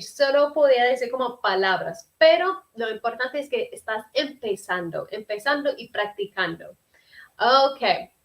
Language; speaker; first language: Spanish; non-native, fluent; English